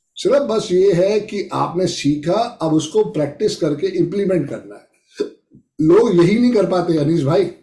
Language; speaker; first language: Hindi; native; Hindi